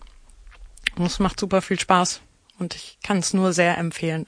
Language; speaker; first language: German; native; German